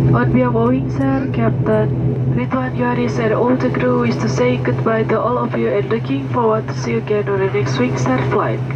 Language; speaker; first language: English; non-native, fluent; Indonesian